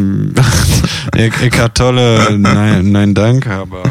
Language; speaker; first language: German; non-native, fluent; Italian